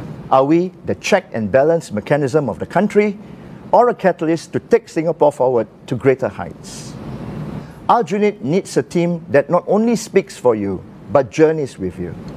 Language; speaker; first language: English; non-native, local second language; Malay